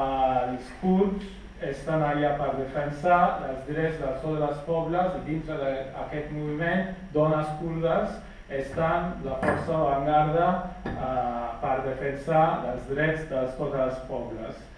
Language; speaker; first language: Catalan; non-native, fluent; Kurdish